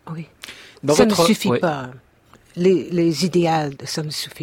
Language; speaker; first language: French; non-native, fluent; English